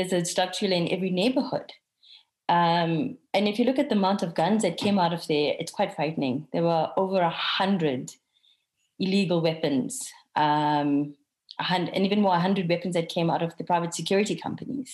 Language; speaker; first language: English; native; English